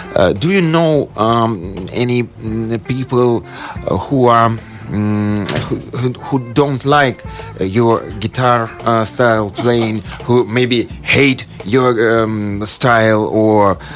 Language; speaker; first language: English; non-native, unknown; Russian